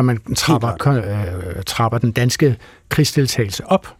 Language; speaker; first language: Danish; native; Danish